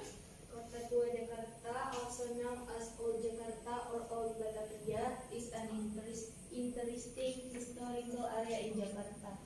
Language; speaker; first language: English; non-native, learner; Indonesian